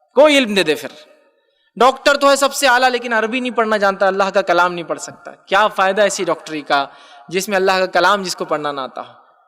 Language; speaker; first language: Urdu; native; Urdu